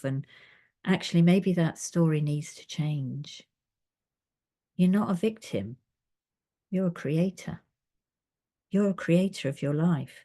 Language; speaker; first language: English; native; English